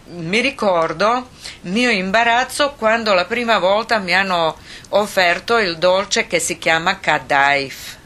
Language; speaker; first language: Italian; non-native, fluent; Croatian